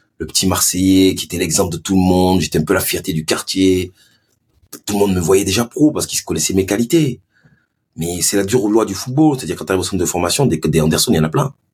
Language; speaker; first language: French; early bilingual, other home language; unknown